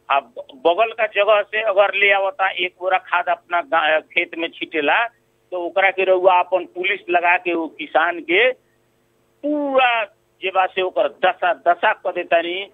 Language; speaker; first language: Bhojpuri; native; Bhojpuri